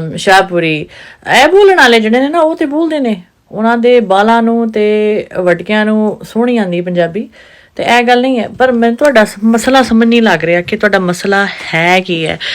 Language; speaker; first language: Punjabi; non-native, local second language; Urdu